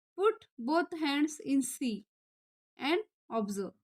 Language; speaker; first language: English; non-native, local second language; Marathi